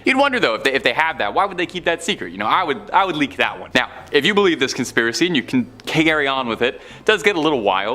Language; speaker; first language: English; native; English